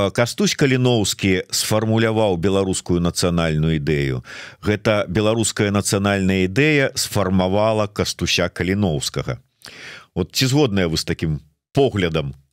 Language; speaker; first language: Belarusian; non-native, local second language; Russian